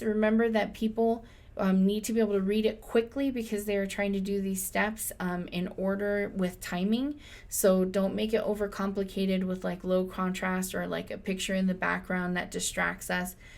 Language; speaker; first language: English; native; English